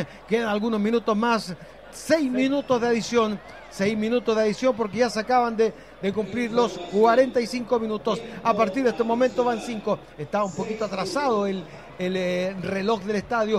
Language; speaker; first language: Spanish; native; Spanish